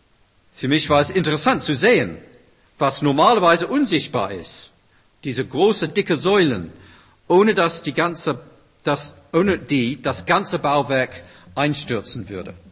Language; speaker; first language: German; non-native, fluent; English